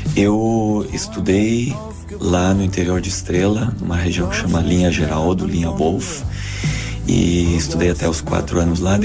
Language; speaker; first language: Portuguese; non-native, local second language; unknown